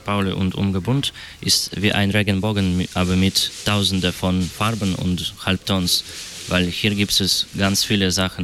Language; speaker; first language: German; non-native, learner; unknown